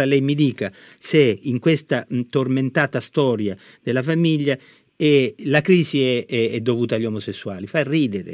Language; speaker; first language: Italian; native; Italian